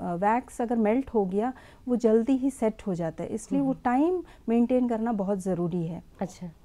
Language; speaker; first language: Hindi; non-native, local second language; Tamil